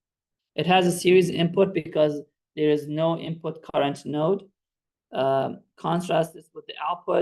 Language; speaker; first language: English; non-native, fluent; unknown